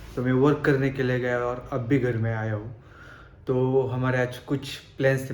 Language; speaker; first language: Hindi; non-native, local second language; Marathi